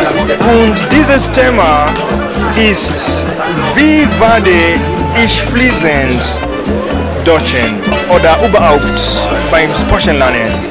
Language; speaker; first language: German; non-native, learner; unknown